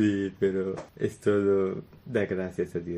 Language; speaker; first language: Spanish; non-native, learner; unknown